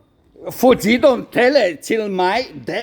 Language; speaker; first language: Danish; non-native, learner; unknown